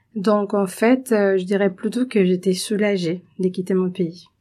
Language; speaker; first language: French; non-native, fluent; Spanish